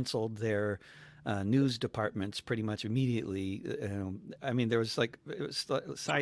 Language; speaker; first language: English; native; English